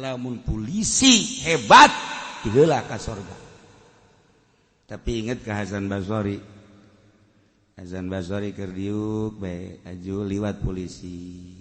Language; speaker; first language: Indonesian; non-native, local second language; Sundanese